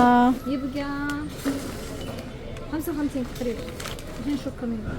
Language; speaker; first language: Arabic; non-native, learner; Bangla